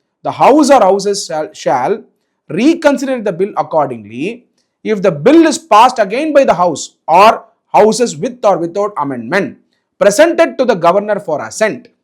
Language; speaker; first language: English; non-native, local second language; Tamil